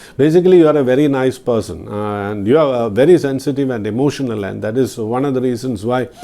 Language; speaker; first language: English; non-native, local second language; Malayalam